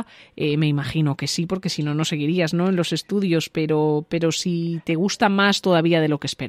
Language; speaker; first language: Spanish; native; Spanish